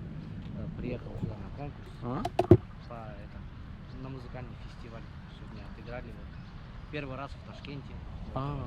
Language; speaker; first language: Russian; native; Russian